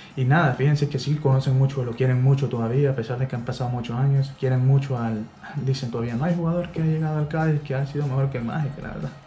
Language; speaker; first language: Spanish; native; Spanish